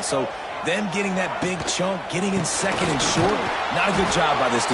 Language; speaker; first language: English; native; English